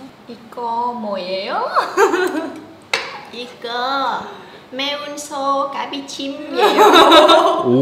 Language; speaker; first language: Korean; non-native, learner; Vietnamese